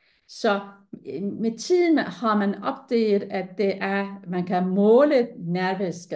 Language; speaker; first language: Danish; non-native, fluent; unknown